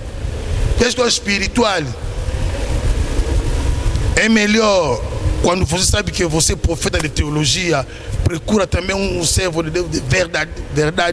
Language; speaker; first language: Portuguese; non-native, learner; Lingala